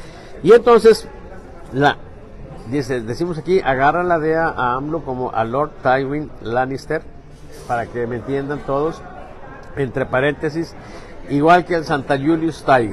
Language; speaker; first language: Spanish; native; Spanish